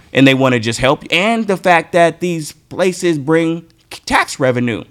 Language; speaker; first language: English; native; English